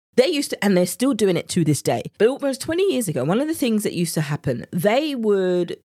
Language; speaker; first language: English; native; English